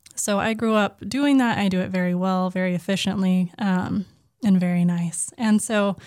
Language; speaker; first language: English; native; English